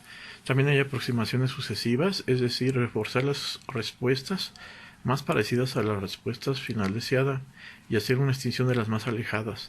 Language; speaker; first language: Spanish; native; Spanish